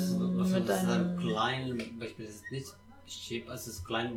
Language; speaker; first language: German; non-native, learner; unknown